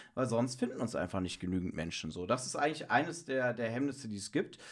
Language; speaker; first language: German; native; German